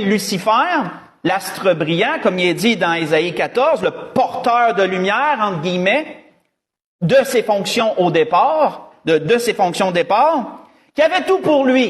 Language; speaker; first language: French; native; French